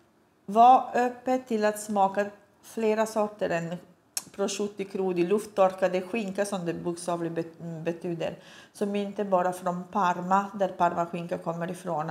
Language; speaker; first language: Swedish; non-native, fluent; Italian